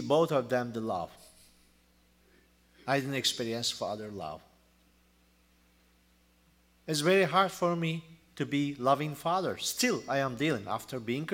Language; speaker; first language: English; non-native, learner; Turkish